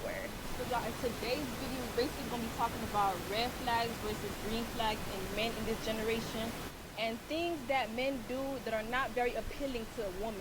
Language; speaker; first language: English; native; English